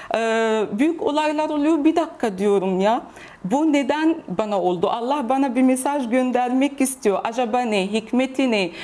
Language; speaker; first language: Turkish; non-native, fluent; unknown